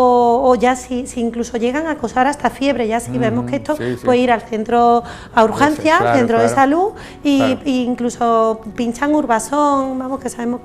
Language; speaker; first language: Spanish; native; Spanish